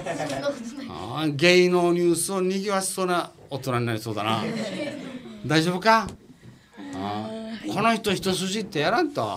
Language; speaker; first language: Japanese; native; Japanese